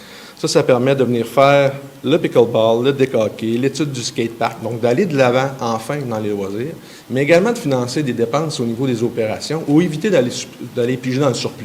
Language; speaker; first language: French; native; French